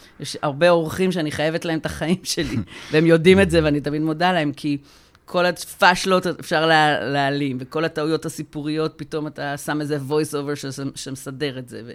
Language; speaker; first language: Hebrew; native; Hebrew